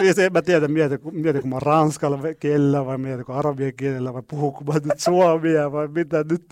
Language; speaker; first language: Finnish; non-native, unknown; Arabic